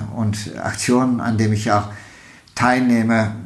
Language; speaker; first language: German; non-native, fluent; Turkish